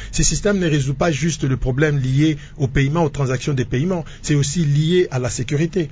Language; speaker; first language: French; non-native, local second language; Lingala